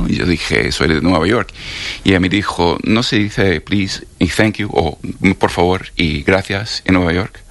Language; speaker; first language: Spanish; non-native, fluent; English